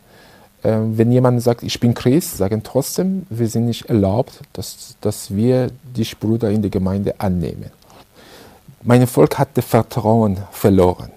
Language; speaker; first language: German; non-native, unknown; Persian